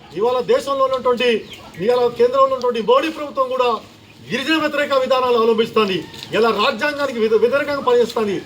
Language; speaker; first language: Telugu; non-native, local second language; Lambadi